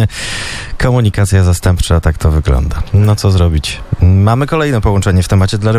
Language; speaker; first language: Polish; native; Polish